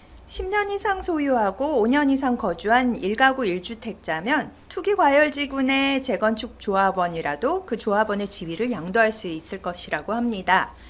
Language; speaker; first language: Korean; native; Korean